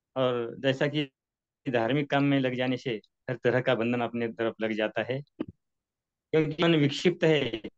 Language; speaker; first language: Hindi; non-native, local second language; Marathi